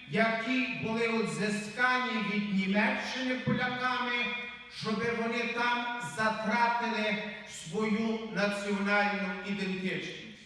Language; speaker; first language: Ukrainian; native; Ukrainian